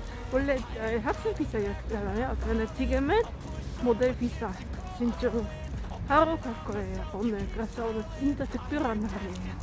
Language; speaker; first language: Korean; non-native, fluent; Dutch